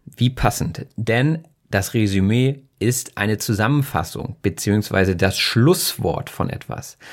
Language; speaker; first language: German; native; German